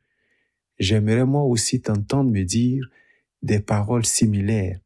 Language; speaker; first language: French; native; French